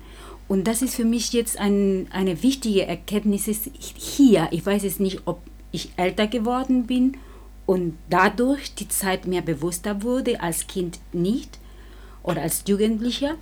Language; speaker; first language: German; non-native, fluent; Spanish